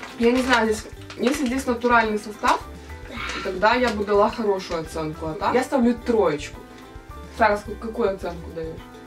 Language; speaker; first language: Russian; native; Russian